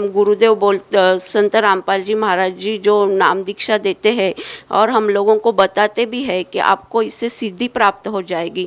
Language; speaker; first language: Hindi; non-native, local second language; Marathi